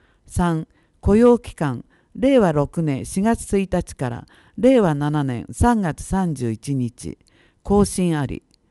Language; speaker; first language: Japanese; native; Japanese